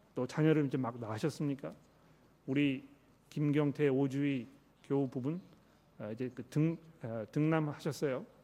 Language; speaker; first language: Korean; native; Korean